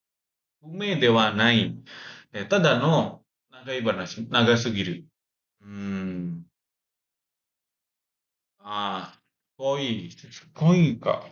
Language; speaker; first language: Japanese; non-native, learner; Indonesian